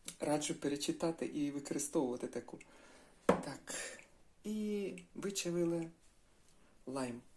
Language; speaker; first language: Ukrainian; non-native, local second language; Russian